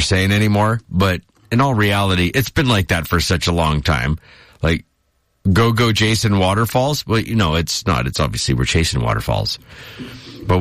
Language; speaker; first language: English; native; English